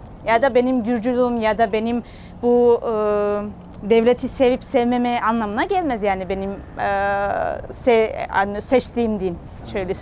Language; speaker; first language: Turkish; non-native, fluent; Georgian